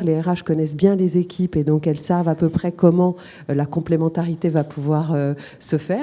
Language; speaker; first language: French; native; French